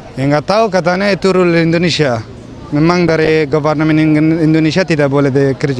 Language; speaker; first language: Indonesian; early bilingual, other home language; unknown